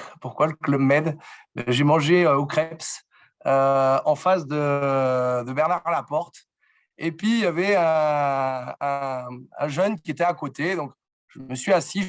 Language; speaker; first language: French; native; French